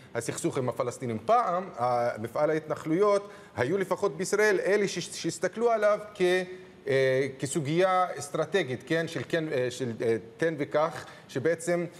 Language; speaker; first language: Hebrew; non-native, local second language; Arabic